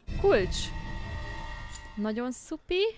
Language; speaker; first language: Hungarian; native; Hungarian